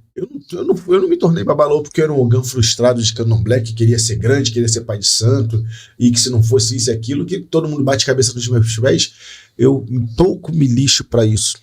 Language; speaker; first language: Portuguese; native; Portuguese